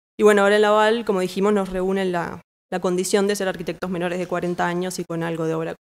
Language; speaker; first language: Spanish; native; Spanish